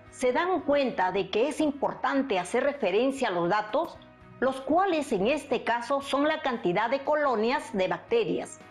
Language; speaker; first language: Spanish; native; Spanish